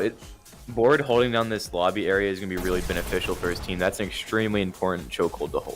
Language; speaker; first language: English; native; English